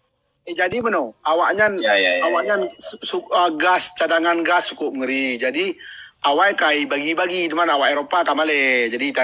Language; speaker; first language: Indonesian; non-native, local second language; Achinese